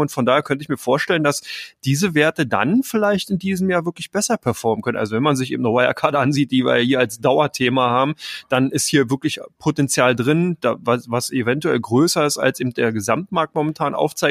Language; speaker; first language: German; native; German